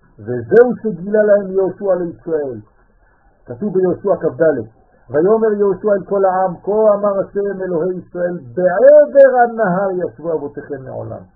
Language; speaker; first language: Hebrew; non-native, fluent; French